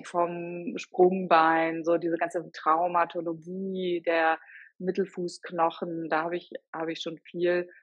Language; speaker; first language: German; native; German